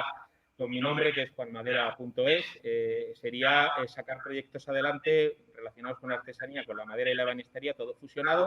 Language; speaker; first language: Spanish; native; Spanish